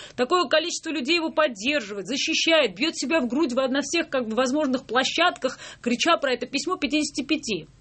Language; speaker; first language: Russian; non-native, local second language; Georgian